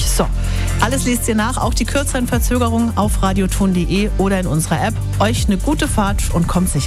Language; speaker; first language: German; native; German